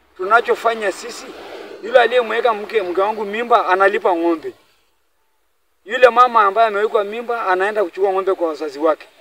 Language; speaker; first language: Swahili; non-native, local second language; Masai